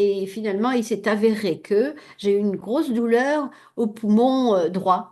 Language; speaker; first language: French; native; French